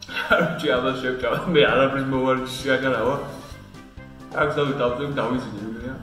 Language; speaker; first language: Georgian; native; Georgian